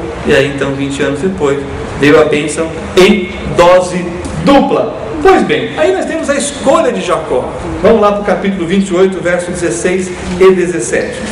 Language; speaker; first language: Portuguese; native; Portuguese